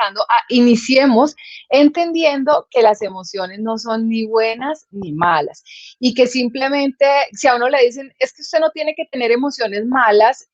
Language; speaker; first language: Spanish; native; Spanish